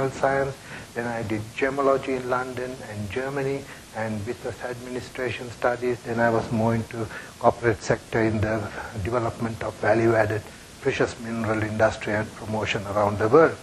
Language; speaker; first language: English; non-native, local second language; Sinhala